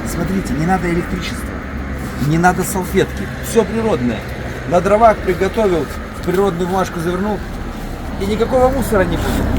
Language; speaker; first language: Russian; native; Russian